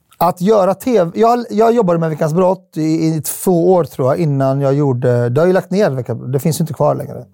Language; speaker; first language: Swedish; early bilingual, other home language; Arabic